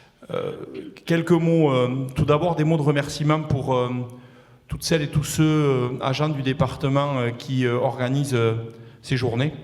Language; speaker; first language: French; native; French